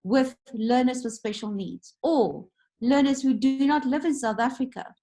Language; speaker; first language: English; non-native, local second language; Afrikaans